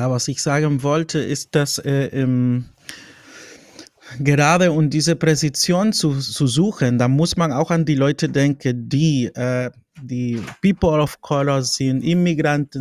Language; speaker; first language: German; non-native, fluent; Spanish